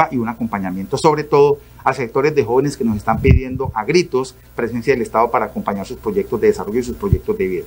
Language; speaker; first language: Spanish; native; Spanish